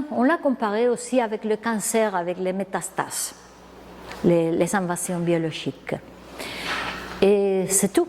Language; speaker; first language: French; non-native, fluent; Spanish